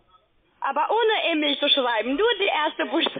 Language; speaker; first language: German; non-native, learner; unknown